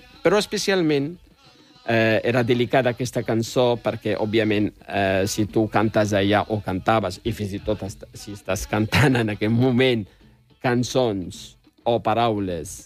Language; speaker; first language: Catalan; non-native, fluent; Riffian